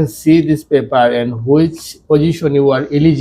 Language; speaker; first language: English; non-native, learner; Bangla